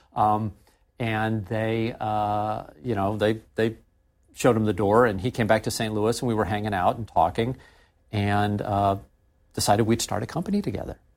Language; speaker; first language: English; native; English